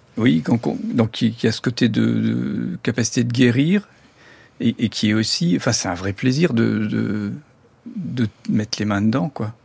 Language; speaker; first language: French; non-native, local second language; German